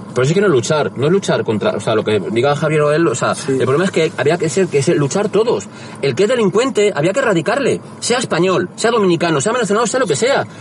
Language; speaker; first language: Spanish; native; Spanish